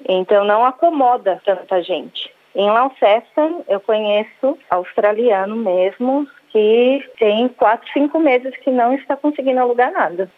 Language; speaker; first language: Portuguese; native; Portuguese